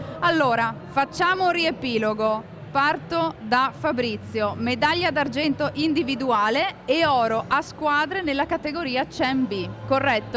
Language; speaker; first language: Italian; native; Italian